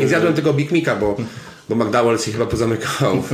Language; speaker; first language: Polish; native; Polish